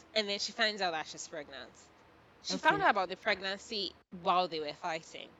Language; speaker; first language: English; non-native, local second language; Yoruba